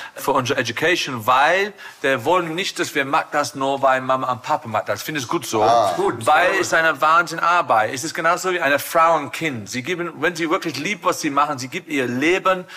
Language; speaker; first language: German; non-native, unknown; English